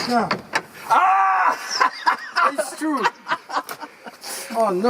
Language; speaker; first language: English; non-native, learner; French